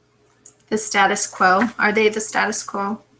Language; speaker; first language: English; native; English